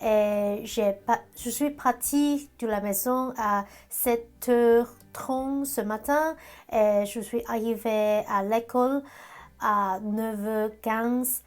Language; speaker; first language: French; non-native, learner; Cantonese